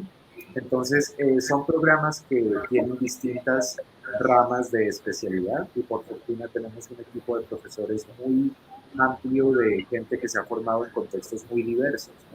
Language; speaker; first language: Spanish; native; Spanish